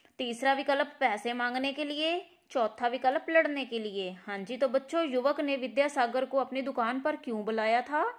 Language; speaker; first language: Hindi; non-native, local second language; Punjabi